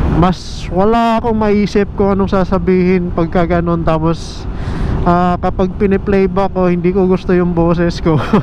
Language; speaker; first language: Filipino; native; Filipino